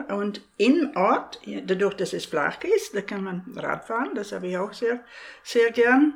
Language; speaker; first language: German; non-native, fluent; English